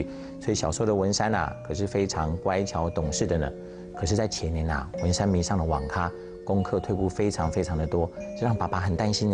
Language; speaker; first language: Chinese; native; Chinese